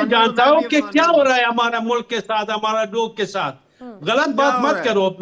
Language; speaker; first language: Hindi; non-native, fluent; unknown